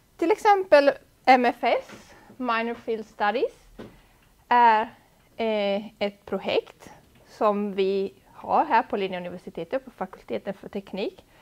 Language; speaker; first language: Swedish; non-native, fluent; Italian